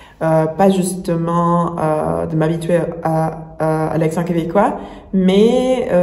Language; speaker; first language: French; non-native, fluent; Spanish